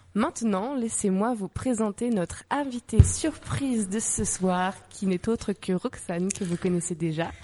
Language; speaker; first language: French; native; French